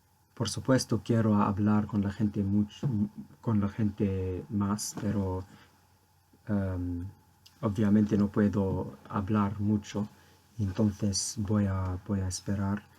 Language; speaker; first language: Spanish; non-native, learner; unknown